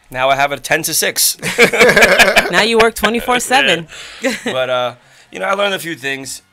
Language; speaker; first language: English; native; English